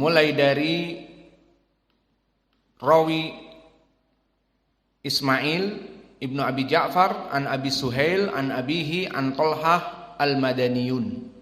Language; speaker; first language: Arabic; non-native, fluent; Indonesian